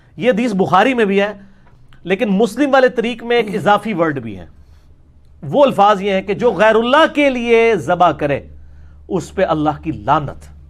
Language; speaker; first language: Urdu; non-native, local second language; Punjabi